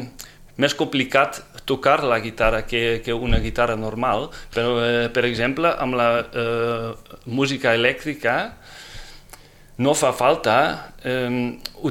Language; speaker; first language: Catalan; non-native, fluent; Dutch